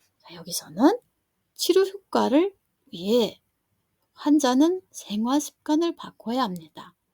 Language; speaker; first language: Korean; non-native, fluent; Mongolian